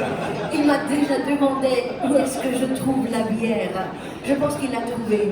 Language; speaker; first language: French; non-native, local second language; German